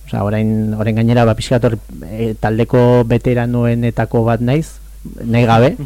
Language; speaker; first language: Basque; native; Basque